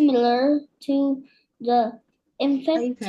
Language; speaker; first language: English; non-native, learner; Vietnamese